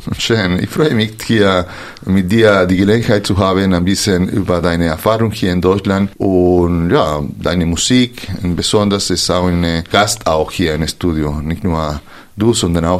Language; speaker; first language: German; non-native, fluent; Spanish